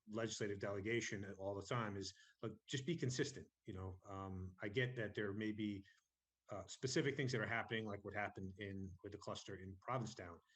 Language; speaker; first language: English; non-native, fluent; Spanish